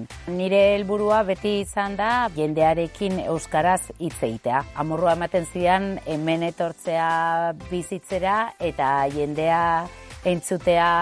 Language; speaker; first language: Basque; non-native, local second language; Spanish